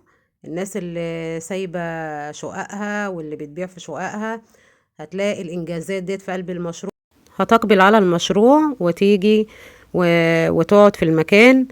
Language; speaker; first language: Arabic; native; Arabic